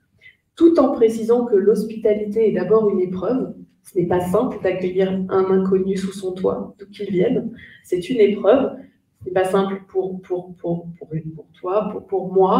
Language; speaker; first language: French; native; French